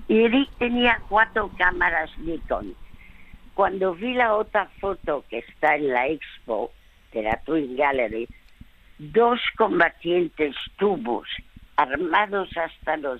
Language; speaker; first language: Spanish; early bilingual, other home language; French